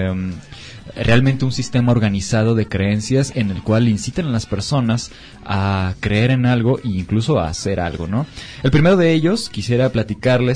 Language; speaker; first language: Spanish; native; Spanish